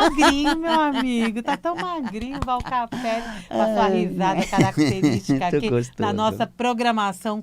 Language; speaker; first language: Portuguese; native; Portuguese